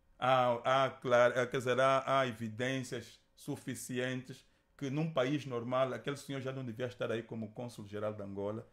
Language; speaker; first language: Portuguese; native; Portuguese